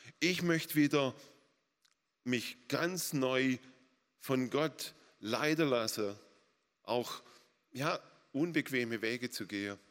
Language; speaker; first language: German; native; German